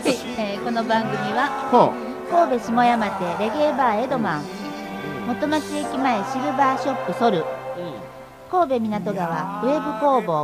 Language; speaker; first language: Japanese; native; Japanese